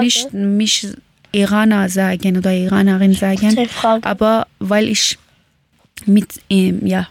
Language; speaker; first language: German; non-native, fluent; Persian